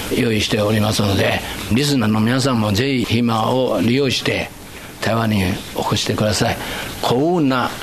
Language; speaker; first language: Japanese; non-native, fluent; Chinese